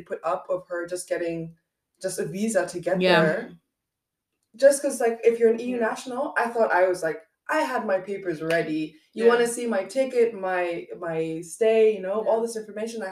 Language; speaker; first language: English; non-native, local second language; Dutch